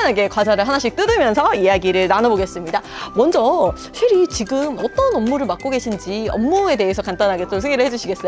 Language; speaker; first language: Korean; native; Korean